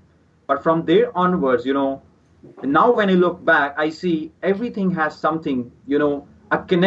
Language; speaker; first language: English; non-native, local second language; Punjabi